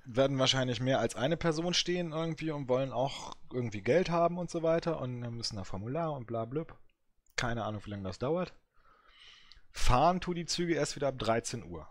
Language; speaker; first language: German; early bilingual, other home language; French